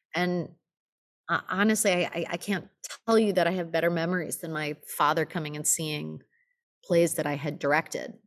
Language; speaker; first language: English; native; English